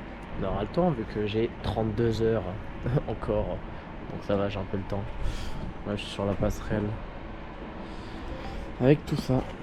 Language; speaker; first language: French; native; French